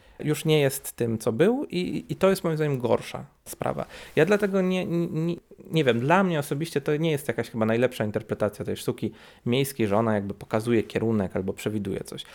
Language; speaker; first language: Polish; native; Polish